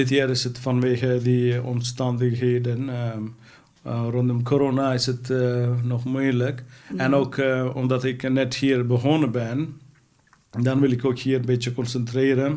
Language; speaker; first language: Dutch; non-native, fluent; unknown